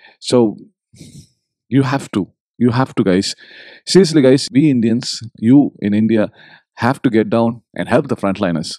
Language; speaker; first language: English; non-native, local second language; Tamil